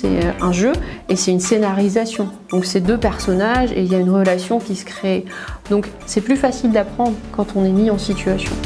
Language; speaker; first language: French; native; French